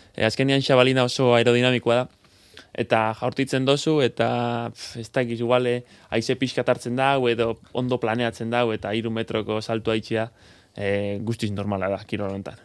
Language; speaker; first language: Basque; native; Basque